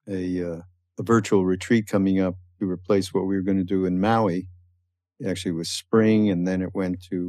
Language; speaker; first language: English; native; English